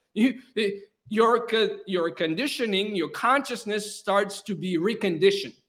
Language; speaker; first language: English; non-native, fluent; Bulgarian